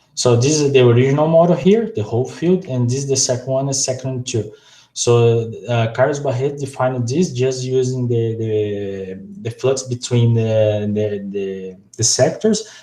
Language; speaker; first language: English; non-native, fluent; Portuguese